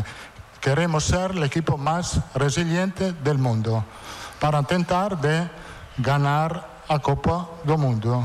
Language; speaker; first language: Portuguese; non-native, fluent; Italian